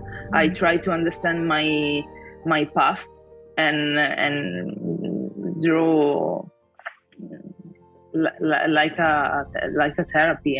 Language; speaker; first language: English; non-native, fluent; Italian